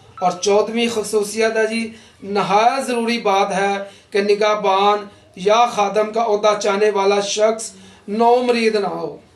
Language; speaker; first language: Urdu; non-native, local second language; Punjabi